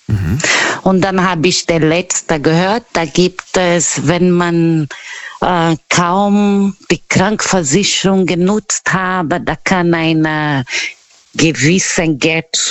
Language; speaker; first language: German; non-native, learner; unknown